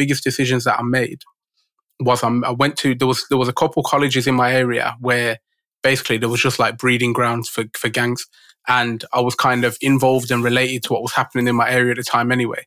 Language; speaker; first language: English; native; English